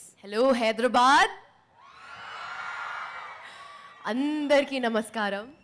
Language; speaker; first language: Telugu; non-native, local second language; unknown